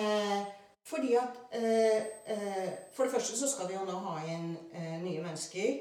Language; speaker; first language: Norwegian; early bilingual, other home language; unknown